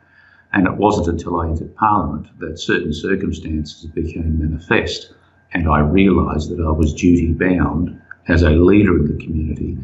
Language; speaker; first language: English; native; English